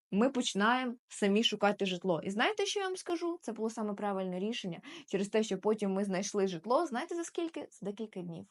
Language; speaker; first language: Ukrainian; native; Ukrainian